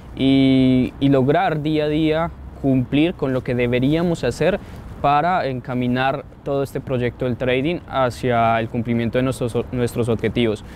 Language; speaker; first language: Spanish; native; Spanish